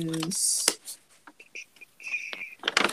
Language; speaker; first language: English; native; English